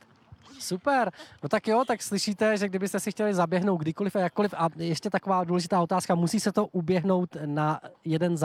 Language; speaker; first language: Czech; native; Czech